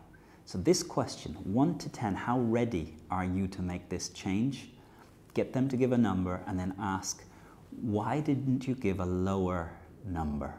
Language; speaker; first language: English; native; English